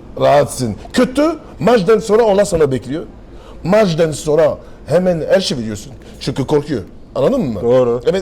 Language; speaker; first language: Turkish; non-native, learner; French